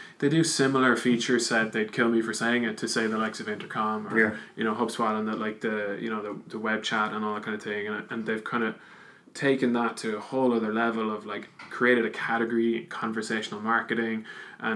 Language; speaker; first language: English; native; English